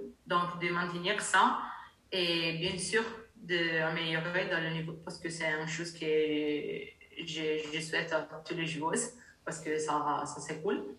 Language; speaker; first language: French; non-native, learner; Italian